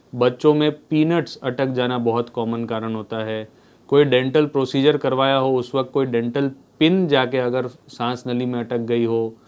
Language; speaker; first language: Hindi; non-native, local second language; Gujarati